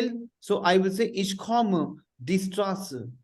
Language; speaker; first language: German; non-native, fluent; Hindi